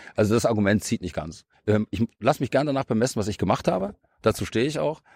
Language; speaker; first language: German; native; German